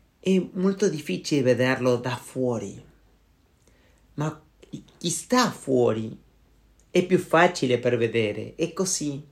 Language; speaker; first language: Italian; non-native, learner; Spanish